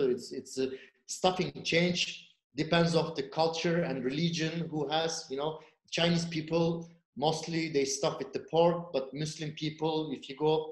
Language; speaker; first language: English; non-native, fluent; Turkish